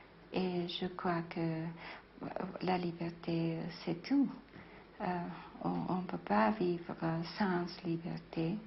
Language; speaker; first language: French; non-native, fluent; Spanish